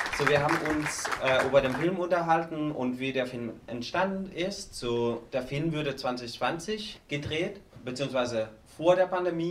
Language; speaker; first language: German; non-native, learner; Spanish